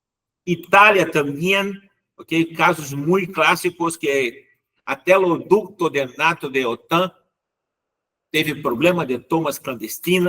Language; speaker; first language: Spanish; non-native, learner; Portuguese